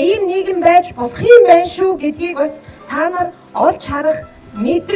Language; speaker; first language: Mongolian; native; Mongolian